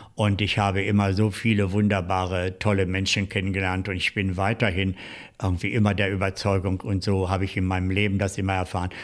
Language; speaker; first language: German; native; German